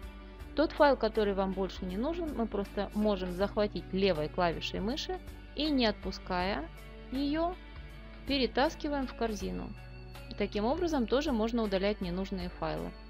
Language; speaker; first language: Russian; native; Russian